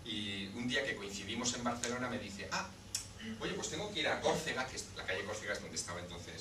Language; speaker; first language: Spanish; native; Spanish